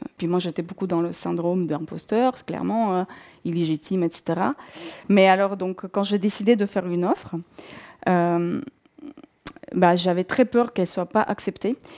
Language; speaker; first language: French; non-native, fluent; Russian